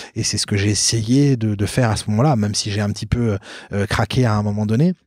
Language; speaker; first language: French; native; French